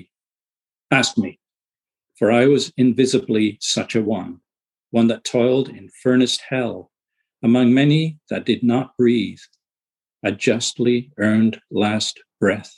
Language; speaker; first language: English; native; English